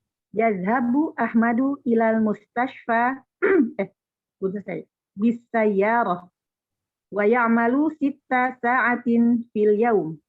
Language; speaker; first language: Arabic; non-native, learner; Indonesian